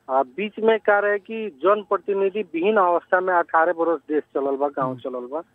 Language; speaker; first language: Bhojpuri; native; Bhojpuri